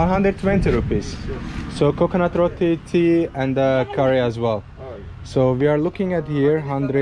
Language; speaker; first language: English; non-native, fluent; Azerbaijani